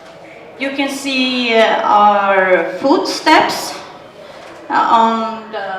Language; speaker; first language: English; non-native, learner; Swedish